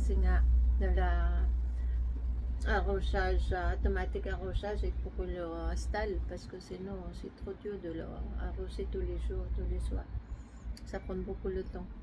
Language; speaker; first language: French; non-native, fluent; Filipino